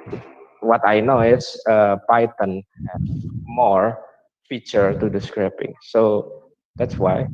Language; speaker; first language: English; non-native, learner; Indonesian